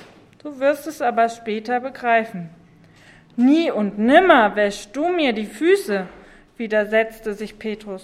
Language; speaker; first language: German; native; German